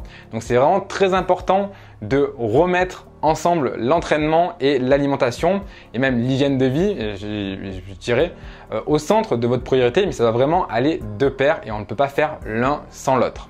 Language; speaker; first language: French; native; French